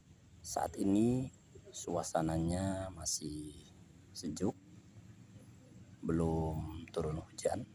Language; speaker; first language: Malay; non-native, local second language; Sundanese